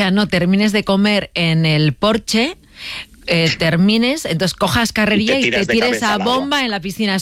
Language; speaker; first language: Spanish; native; Spanish